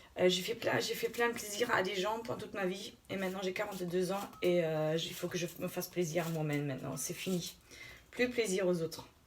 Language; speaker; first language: French; non-native, fluent; German